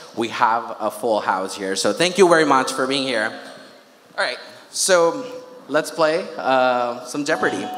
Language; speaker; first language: English; non-native, local second language; Urdu